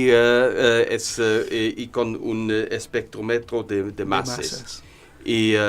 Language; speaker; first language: Spanish; non-native, learner; German